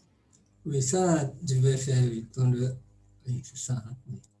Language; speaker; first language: French; non-native, learner; Japanese